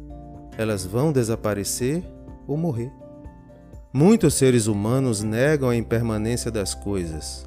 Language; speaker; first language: Portuguese; native; Portuguese